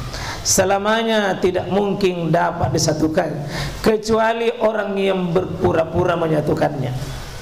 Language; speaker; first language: Indonesian; native; Indonesian